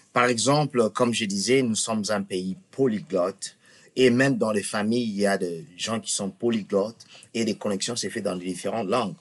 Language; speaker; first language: French; non-native, local second language; Lingala